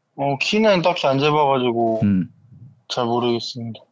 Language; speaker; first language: Korean; native; Korean